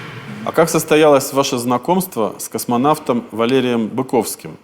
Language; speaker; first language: Russian; native; Russian